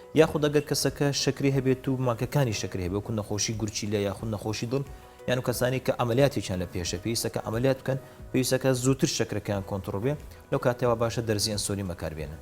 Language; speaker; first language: Central Kurdish; native; Central Kurdish